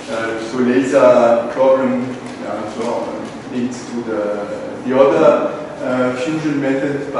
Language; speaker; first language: English; non-native, fluent; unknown